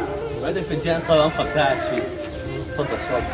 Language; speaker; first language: Arabic; native; Arabic